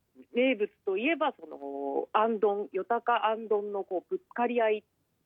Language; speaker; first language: Japanese; native; Japanese